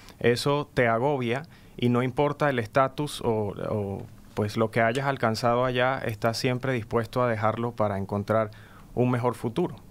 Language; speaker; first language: Spanish; native; Spanish